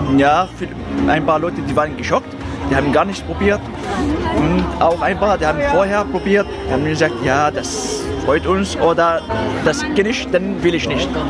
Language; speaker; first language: German; non-native, learner; Arabic